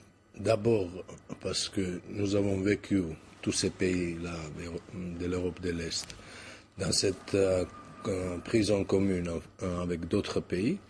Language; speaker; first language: French; non-native, fluent; Georgian